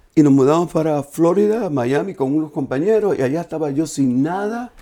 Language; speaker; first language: Spanish; native; Spanish